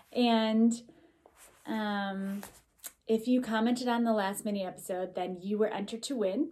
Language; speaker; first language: English; native; English